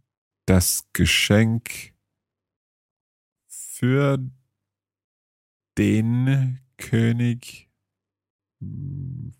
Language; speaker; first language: German; non-native, learner; English